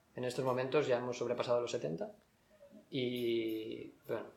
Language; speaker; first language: Spanish; native; Spanish